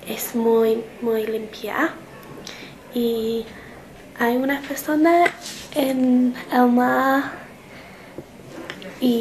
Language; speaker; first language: Spanish; non-native, learner; English